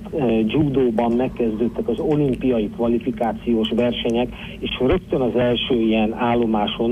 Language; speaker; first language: Hungarian; native; Hungarian